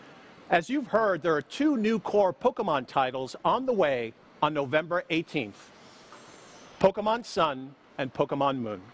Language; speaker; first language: English; native; English